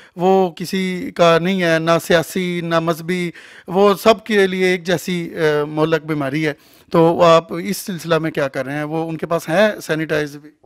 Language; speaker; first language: Urdu; non-native, local second language; Punjabi